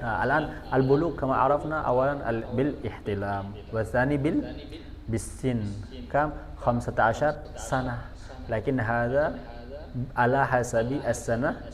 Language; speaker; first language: Arabic; non-native, fluent; Indonesian